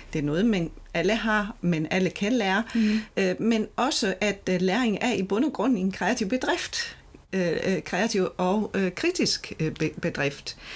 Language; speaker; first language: Danish; non-native, fluent; Italian